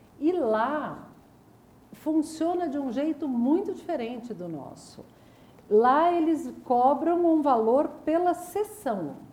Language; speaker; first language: Portuguese; native; Portuguese